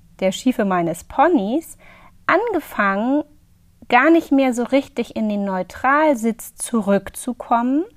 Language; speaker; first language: German; native; German